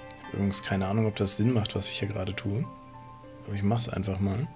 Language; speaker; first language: German; native; German